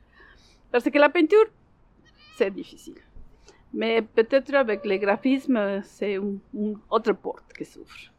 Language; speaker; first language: French; non-native, learner; Spanish